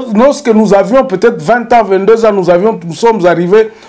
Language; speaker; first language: French; non-native, local second language; Swahili